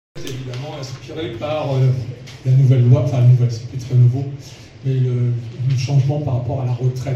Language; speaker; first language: French; native; French